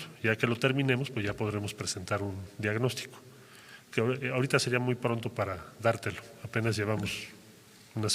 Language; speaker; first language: Spanish; native; Spanish